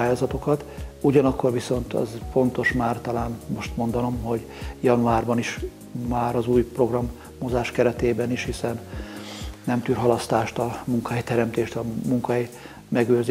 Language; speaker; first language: Hungarian; native; Hungarian